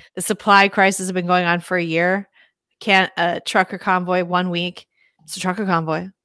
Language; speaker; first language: English; native; English